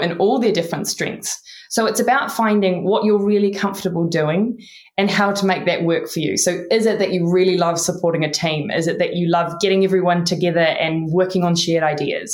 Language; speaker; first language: English; native; English